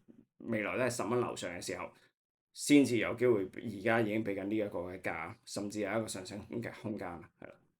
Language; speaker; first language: Cantonese; native; Cantonese